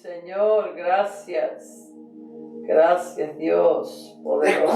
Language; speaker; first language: Spanish; native; Spanish